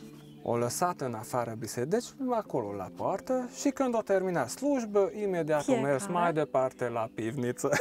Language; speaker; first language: Romanian; non-native, local second language; Hungarian